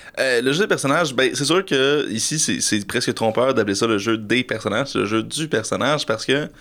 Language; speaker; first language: French; native; French